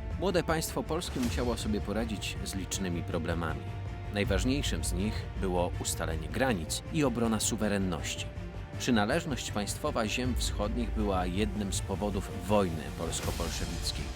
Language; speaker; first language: Polish; native; Polish